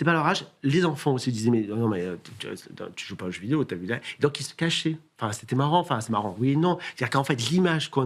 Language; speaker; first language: French; native; French